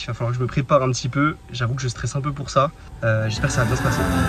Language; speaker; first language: French; native; French